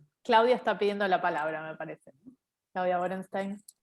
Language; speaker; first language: Spanish; native; Spanish